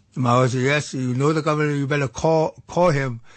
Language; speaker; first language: English; non-native, fluent; Chinese